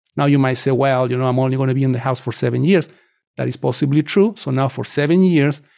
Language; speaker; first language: English; non-native, fluent; Spanish